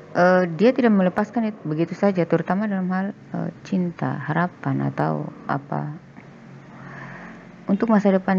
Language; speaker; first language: Indonesian; native; Indonesian